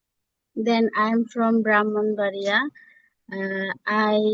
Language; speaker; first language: English; non-native, learner; Bangla